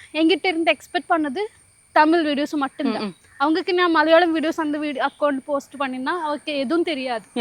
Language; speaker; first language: Tamil; non-native, learner; Malayalam